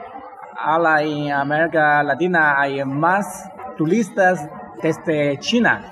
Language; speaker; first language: Spanish; non-native, fluent; Chinese